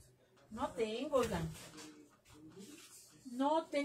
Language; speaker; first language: Spanish; native; Spanish